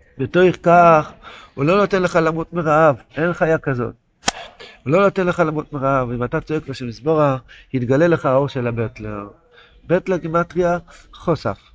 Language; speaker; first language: Hebrew; non-native, local second language; Yiddish